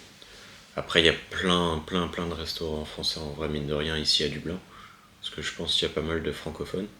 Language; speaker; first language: French; native; French